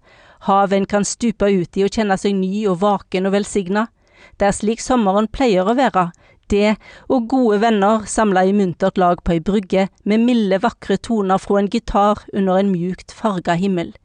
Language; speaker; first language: Norwegian; native; Norwegian